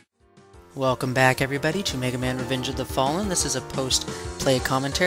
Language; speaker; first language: English; native; English